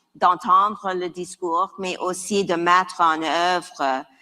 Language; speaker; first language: French; non-native, local second language; English